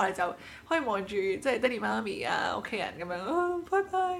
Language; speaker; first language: Cantonese; early bilingual, heritage; Cantonese